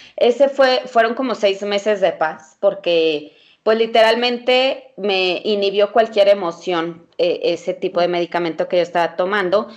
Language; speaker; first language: Spanish; native; Spanish